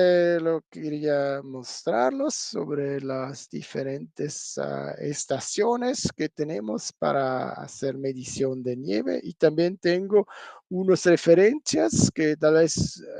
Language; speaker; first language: Spanish; non-native, fluent; German